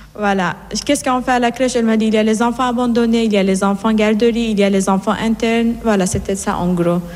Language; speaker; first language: French; non-native, fluent; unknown